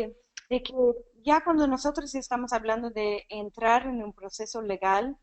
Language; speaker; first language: Spanish; non-native, fluent; English